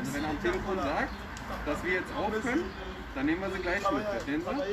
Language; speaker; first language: German; native; German